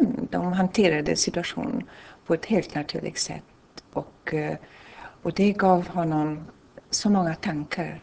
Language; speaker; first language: Swedish; non-native, fluent; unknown